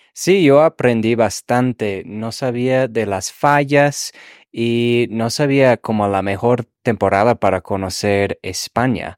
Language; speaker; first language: Spanish; non-native, fluent; English